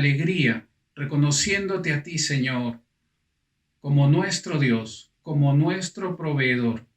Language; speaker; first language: Spanish; native; Spanish